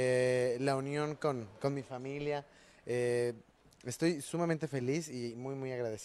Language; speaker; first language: Spanish; native; Spanish